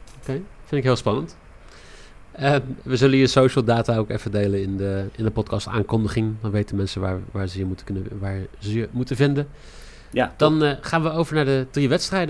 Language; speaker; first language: Dutch; native; Dutch